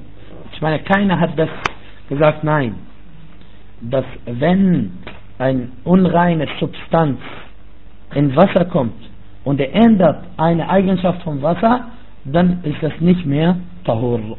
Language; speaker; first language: German; non-native, fluent; Arabic